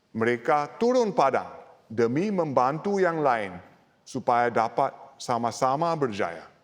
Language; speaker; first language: Malay; non-native, local second language; English